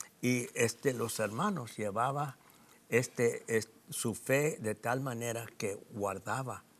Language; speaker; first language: Spanish; non-native, fluent; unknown